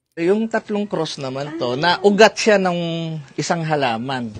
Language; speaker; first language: Filipino; non-native, local second language; Pampanga